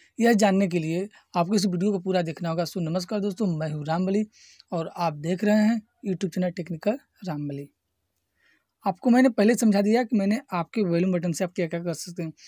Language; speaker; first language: Hindi; native; Hindi